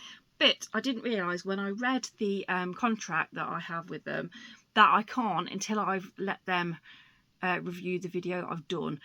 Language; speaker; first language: English; native; English